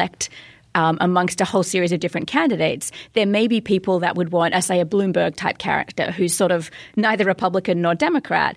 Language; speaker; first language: English; native; English